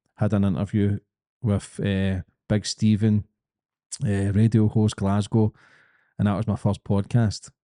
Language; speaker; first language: English; native; English